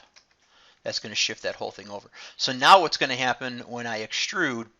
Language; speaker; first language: English; native; English